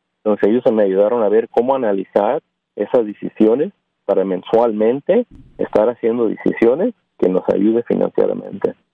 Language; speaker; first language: Spanish; early bilingual, heritage; Spanish